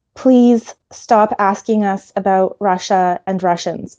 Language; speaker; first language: English; early bilingual, other home language; Ukrainian